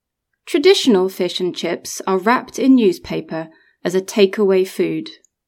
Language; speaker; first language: English; native; English